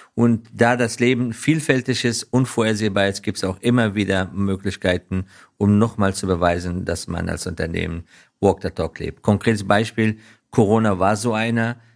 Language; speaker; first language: German; non-native, fluent; Persian